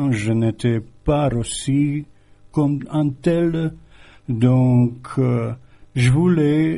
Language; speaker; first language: French; non-native, fluent; Croatian